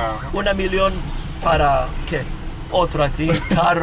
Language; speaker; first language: Spanish; non-native, learner; English